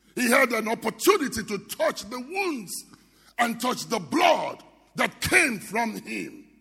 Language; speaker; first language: English; non-native, local second language; Yoruba